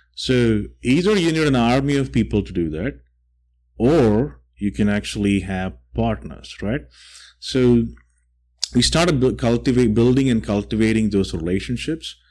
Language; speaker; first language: English; non-native, local second language; Malayalam